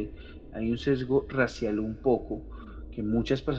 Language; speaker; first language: Spanish; native; Spanish